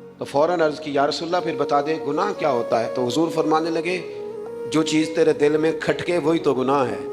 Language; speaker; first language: Urdu; non-native, local second language; Punjabi